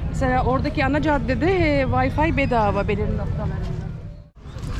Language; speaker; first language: Turkish; native; Turkish